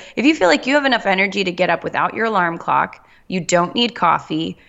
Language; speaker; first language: English; native; English